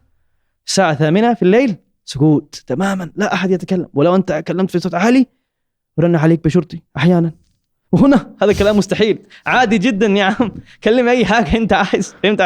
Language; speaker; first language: Arabic; non-native, learner; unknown